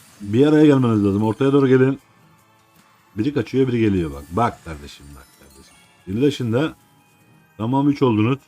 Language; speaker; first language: Turkish; native; Turkish